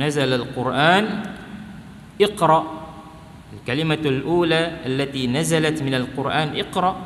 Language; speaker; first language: Arabic; non-native, fluent; Malay